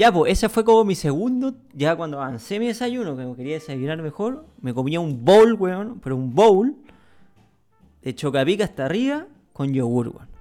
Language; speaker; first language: Spanish; native; Spanish